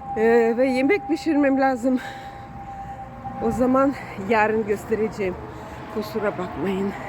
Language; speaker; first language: Turkish; non-native, learner; Russian